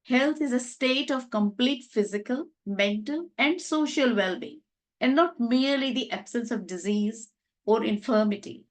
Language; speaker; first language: English; non-native, local second language; Gujarati